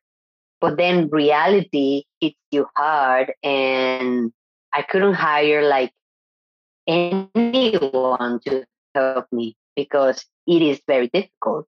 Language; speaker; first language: English; non-native, fluent; Spanish